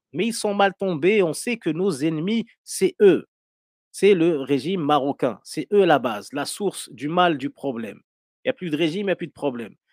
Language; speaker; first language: French; non-native, local second language; Arabic